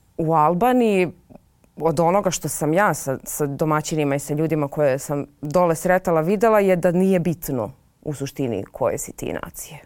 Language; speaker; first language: Serbian; native; Serbian